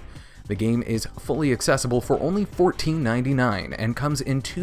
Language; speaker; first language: English; native; English